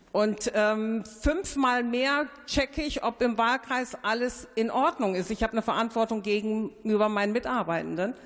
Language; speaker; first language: German; early bilingual, other home language; Turkish